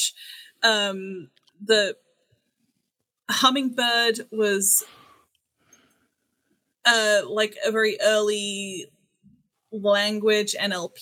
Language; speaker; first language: English; native; English